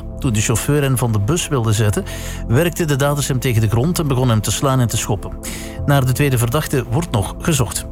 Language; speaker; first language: Dutch; native; Dutch